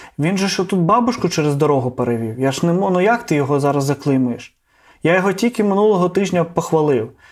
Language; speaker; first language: Ukrainian; non-native, local second language; Russian